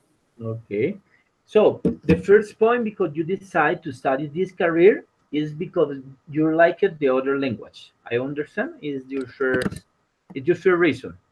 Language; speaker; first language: English; non-native, learner; Spanish